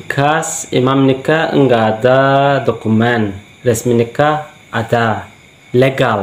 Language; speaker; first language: Indonesian; non-native, learner; Turkish